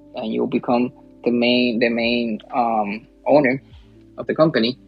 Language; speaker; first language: English; early bilingual, other home language; Spanish